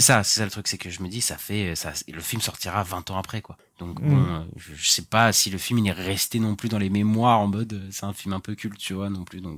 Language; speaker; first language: French; native; French